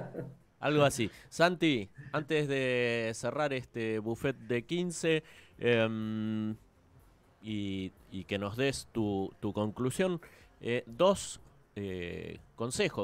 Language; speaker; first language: Spanish; native; Spanish